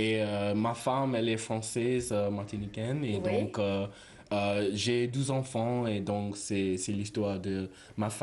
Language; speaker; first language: French; non-native, learner; English